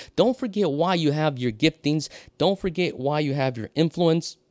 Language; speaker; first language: English; non-native, fluent; Portuguese